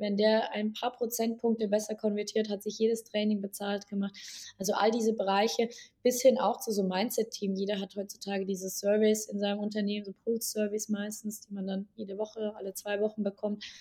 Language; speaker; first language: German; native; German